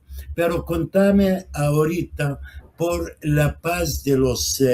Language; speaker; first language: Spanish; non-native, fluent; Arabic